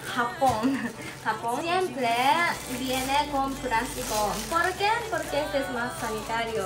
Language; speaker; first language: Spanish; non-native, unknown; Japanese